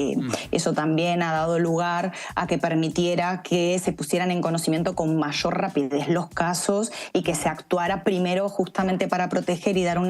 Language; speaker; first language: Spanish; native; Spanish